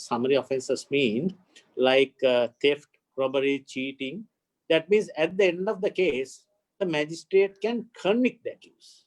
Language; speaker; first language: English; non-native, local second language; Sinhala